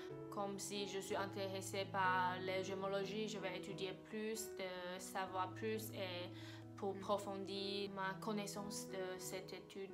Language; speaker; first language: French; non-native, fluent; Chinese